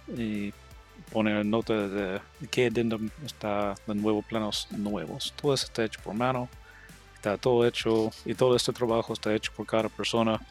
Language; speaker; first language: Spanish; non-native, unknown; English